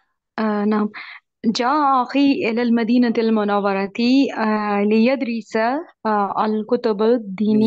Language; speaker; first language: Arabic; non-native, learner; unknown